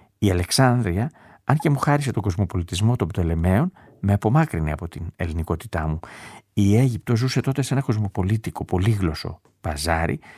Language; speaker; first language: Greek; native; Greek